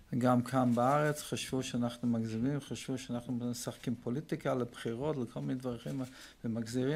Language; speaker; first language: Hebrew; non-native, fluent; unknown